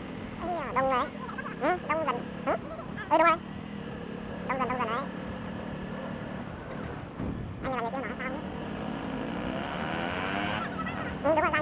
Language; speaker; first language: Vietnamese; native; Vietnamese